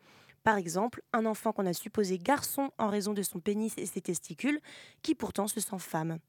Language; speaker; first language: French; native; French